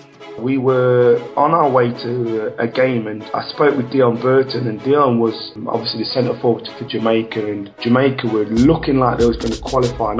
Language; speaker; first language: English; native; English